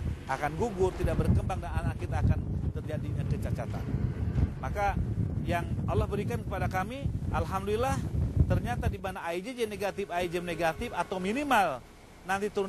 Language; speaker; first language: Indonesian; native; Indonesian